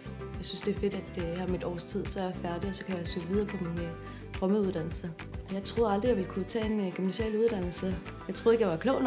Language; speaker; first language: Danish; native; Danish